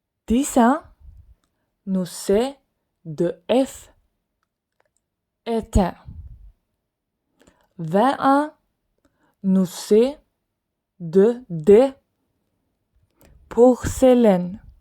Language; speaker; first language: French; non-native, fluent; Swedish